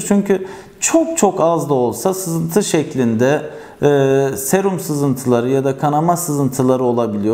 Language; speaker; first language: Turkish; native; Turkish